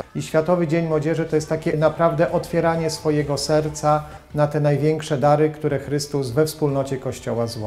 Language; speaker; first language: Polish; native; Polish